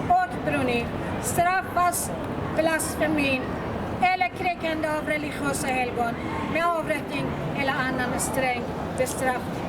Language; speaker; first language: Swedish; non-native, fluent; Persian